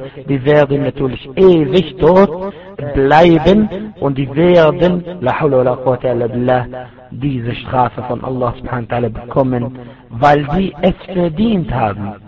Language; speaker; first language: German; non-native, fluent; Arabic